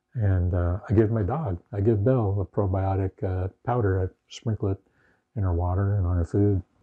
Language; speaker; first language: English; native; English